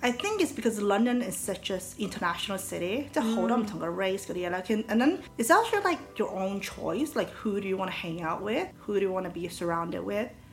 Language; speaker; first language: English; early bilingual, other home language; Cantonese